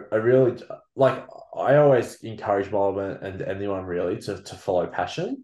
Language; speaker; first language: English; native; English